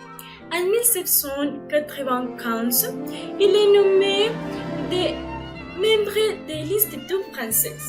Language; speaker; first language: French; non-native, learner; Spanish